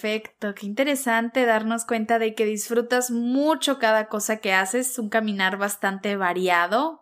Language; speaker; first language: Spanish; native; Spanish